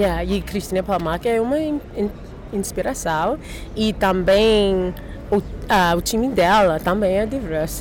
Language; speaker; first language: Portuguese; non-native, learner; English